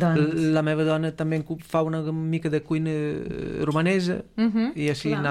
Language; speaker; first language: Catalan; non-native, fluent; Romanian